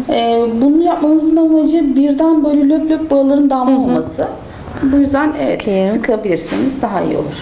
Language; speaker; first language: Turkish; native; Turkish